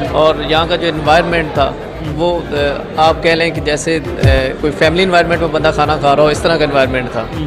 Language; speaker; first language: Urdu; native; Urdu